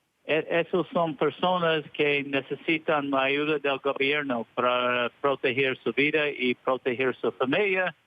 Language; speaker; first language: Spanish; non-native, fluent; English